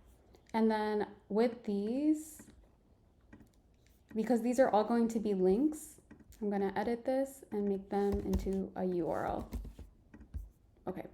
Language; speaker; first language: English; native; English